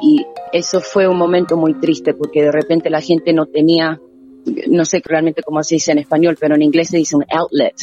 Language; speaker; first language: Spanish; native; Spanish